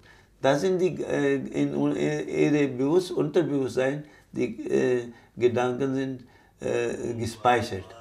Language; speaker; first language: German; non-native, fluent; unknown